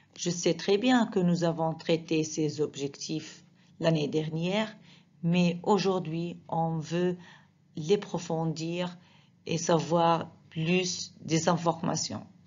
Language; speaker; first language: French; non-native, fluent; Arabic